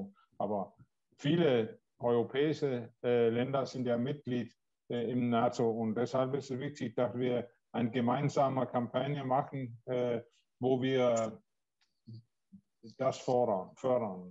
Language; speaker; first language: German; non-native, learner; Danish